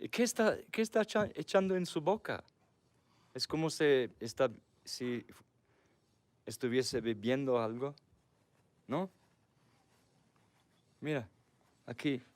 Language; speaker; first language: Spanish; non-native, fluent; English